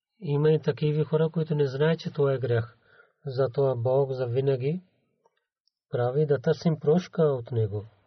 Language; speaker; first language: Bulgarian; non-native, learner; Urdu